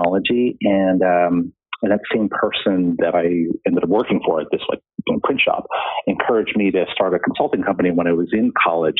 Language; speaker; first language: English; native; English